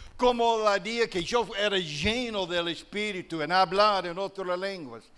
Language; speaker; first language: Spanish; non-native, learner; English